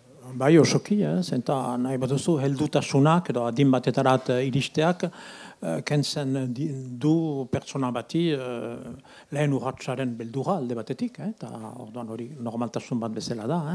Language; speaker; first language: Basque; native; Basque